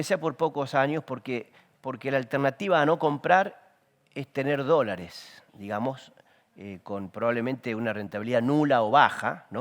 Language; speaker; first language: Spanish; native; Spanish